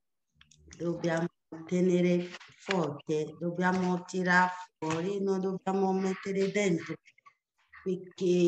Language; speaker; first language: Italian; non-native, learner; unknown